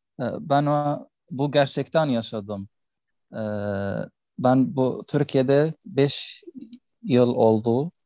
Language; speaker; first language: Turkish; non-native, learner; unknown